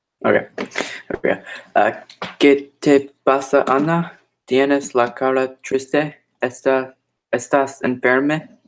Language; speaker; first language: Spanish; non-native, learner; English